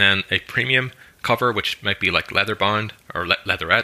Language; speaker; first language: English; native; English